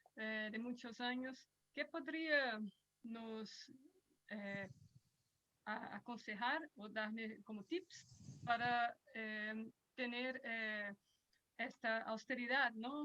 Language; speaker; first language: Spanish; non-native, fluent; Portuguese